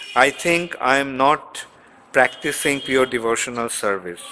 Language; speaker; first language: English; non-native, local second language; Bangla